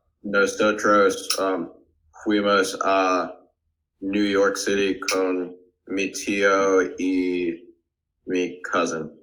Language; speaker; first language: Spanish; non-native, learner; English